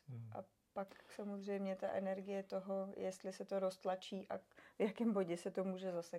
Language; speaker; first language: Czech; native; Czech